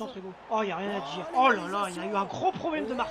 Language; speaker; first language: French; native; French